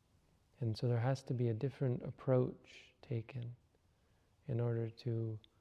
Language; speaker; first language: English; native; English